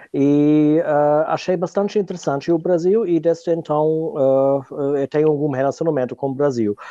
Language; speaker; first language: Portuguese; non-native, fluent; German